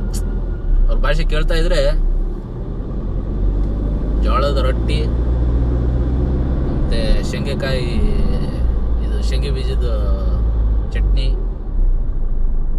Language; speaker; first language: Kannada; non-native, local second language; Urdu